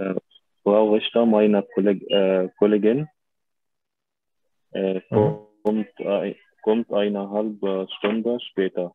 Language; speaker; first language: German; non-native, learner; Arabic